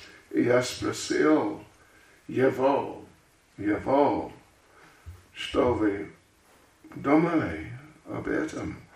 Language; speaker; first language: Russian; non-native, learner; English